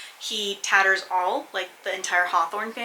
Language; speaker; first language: English; native; English